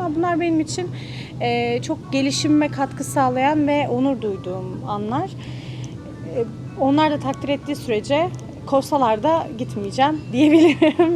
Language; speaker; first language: Turkish; native; Turkish